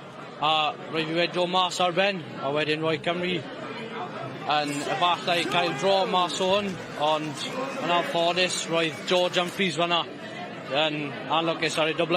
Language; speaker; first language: Welsh; non-native, local second language; English